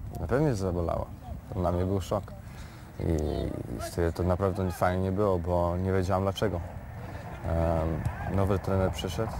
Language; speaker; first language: Polish; early bilingual, heritage; Polish